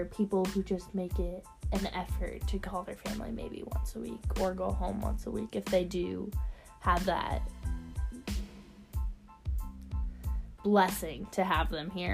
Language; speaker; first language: English; native; English